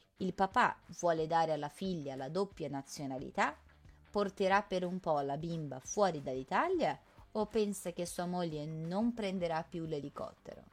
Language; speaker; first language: Italian; non-native, fluent; Portuguese